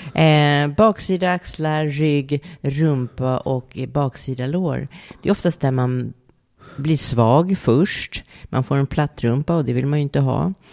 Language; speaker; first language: Swedish; native; Swedish